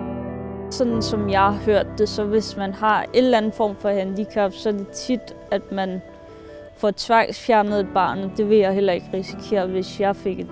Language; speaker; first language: Danish; native; Danish